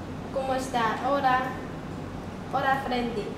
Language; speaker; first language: Spanish; non-native, learner; Chinese